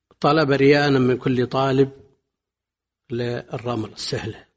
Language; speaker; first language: Arabic; native; Arabic